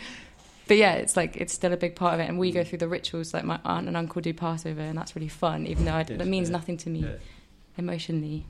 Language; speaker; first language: English; native; English